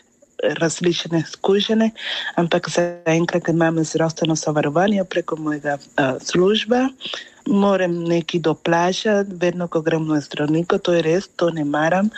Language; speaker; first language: Slovenian; non-native, fluent; Spanish